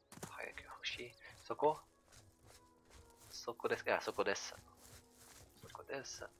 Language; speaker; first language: Japanese; non-native, learner; French